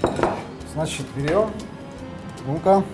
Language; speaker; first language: Polish; non-native, learner; Georgian